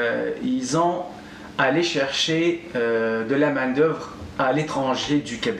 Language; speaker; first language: French; non-native, local second language; Arabic